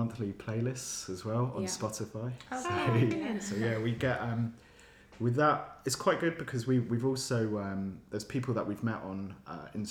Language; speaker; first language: English; native; English